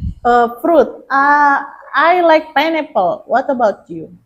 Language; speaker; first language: English; non-native, learner; Indonesian